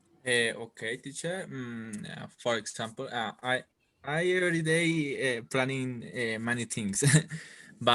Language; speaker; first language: English; non-native, learner; Spanish